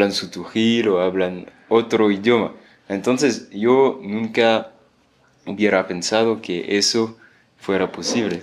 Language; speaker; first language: Spanish; non-native, fluent; French